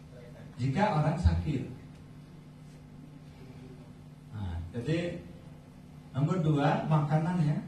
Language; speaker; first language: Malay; non-native, fluent; Bangla